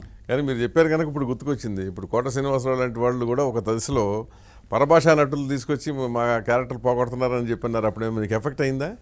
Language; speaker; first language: Telugu; native; Telugu